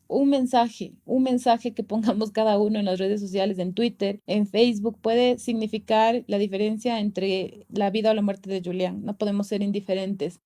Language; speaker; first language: Spanish; native; Spanish